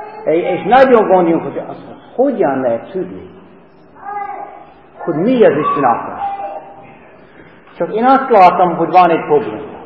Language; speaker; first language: Hungarian; non-native, learner; English